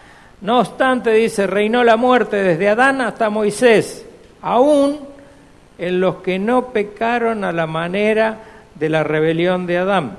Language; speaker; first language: Spanish; native; Spanish